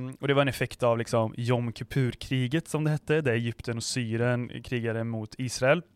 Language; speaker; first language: Swedish; native; Swedish